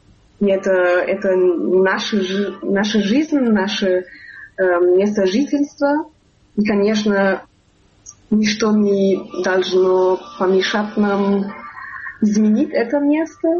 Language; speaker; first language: Russian; non-native, fluent; German